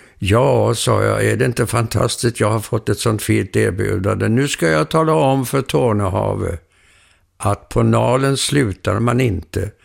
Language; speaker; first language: Swedish; native; Swedish